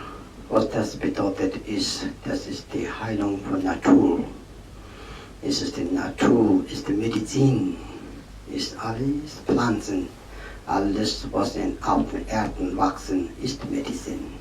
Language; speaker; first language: German; non-native, learner; Tibetan